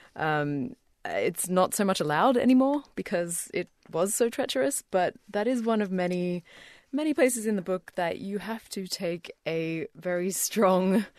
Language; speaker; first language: English; native; English